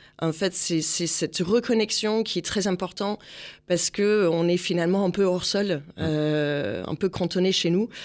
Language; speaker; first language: French; non-native, fluent; English